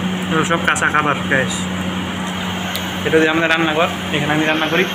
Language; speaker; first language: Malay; non-native, learner; Bangla